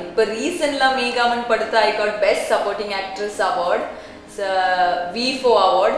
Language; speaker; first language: Tamil; non-native, learner; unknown